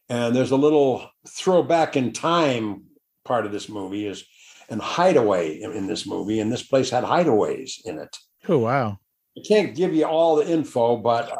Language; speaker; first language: English; native; English